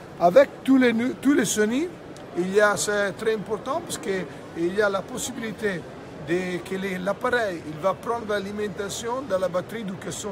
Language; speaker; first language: French; non-native, fluent; Italian